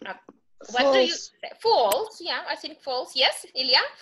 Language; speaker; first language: English; non-native, fluent; Russian